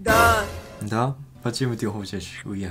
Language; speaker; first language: Russian; non-native, fluent; Japanese